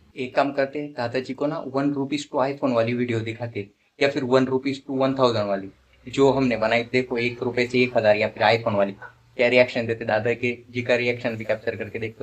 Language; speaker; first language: Hindi; non-native, local second language; Marathi